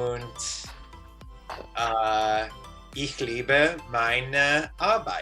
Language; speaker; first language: German; non-native, learner; English